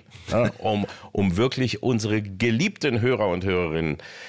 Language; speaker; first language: German; native; German